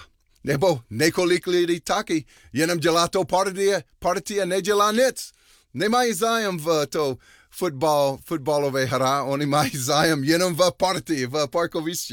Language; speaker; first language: Czech; non-native, learner; English